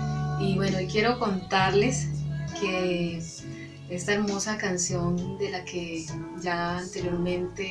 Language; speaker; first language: Spanish; native; Spanish